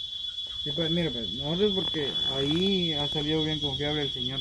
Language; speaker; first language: Spanish; native; Spanish